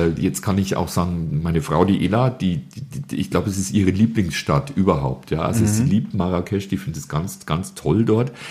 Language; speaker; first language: German; native; German